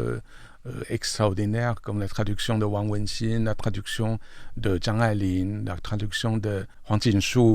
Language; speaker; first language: French; non-native, fluent; Chinese